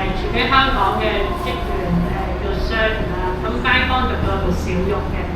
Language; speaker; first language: Cantonese; native; Cantonese